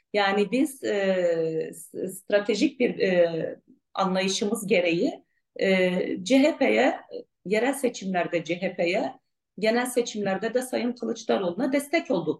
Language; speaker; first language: Turkish; non-native, local second language; Arabic